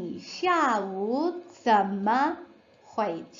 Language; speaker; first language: Chinese; non-native, fluent; English